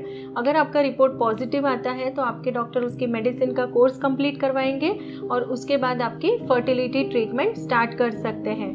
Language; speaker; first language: Hindi; non-native, local second language; Gujarati